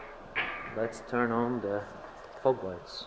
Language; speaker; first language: English; non-native, fluent; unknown